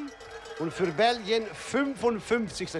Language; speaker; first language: German; non-native, fluent; Italian